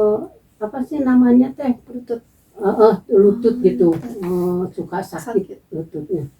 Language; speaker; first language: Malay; non-native, local second language; Sundanese